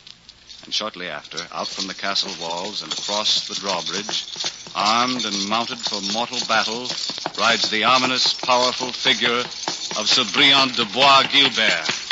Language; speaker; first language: English; native; English